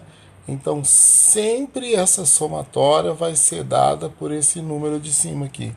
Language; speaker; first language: Portuguese; native; Portuguese